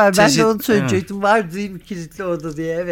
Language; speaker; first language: Turkish; native; Turkish